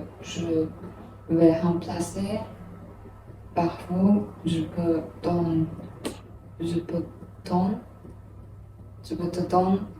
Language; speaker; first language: French; non-native, learner; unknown